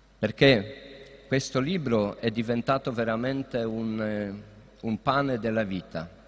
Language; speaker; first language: Italian; non-native, fluent; Polish